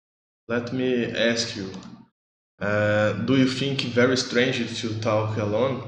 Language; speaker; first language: English; non-native, learner; Portuguese